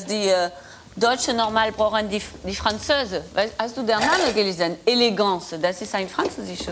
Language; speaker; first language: German; non-native, fluent; French